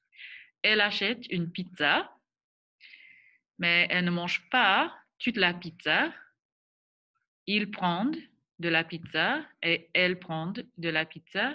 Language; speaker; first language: French; non-native, fluent; English